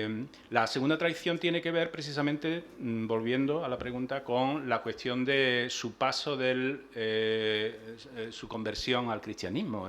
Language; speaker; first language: Spanish; native; Spanish